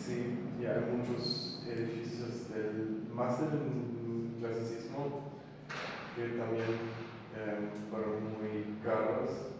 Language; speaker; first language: Spanish; non-native, learner; English